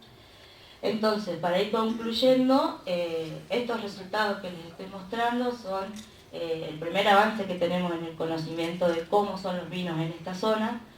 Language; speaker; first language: Spanish; native; Spanish